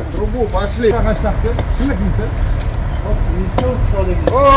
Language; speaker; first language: Russian; non-native, local second language; Tajik